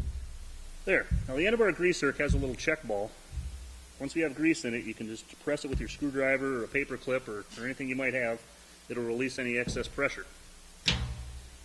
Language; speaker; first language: English; native; English